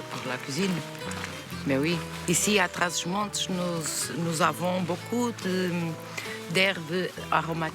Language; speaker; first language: French; non-native, local second language; Portuguese